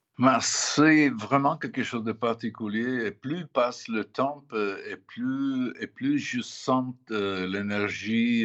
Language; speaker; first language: French; non-native, fluent; Italian